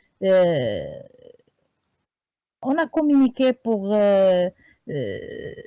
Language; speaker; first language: French; non-native, learner; Arabic